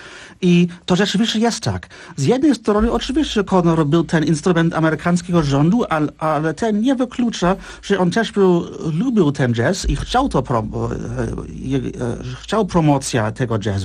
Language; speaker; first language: Polish; non-native, fluent; Czech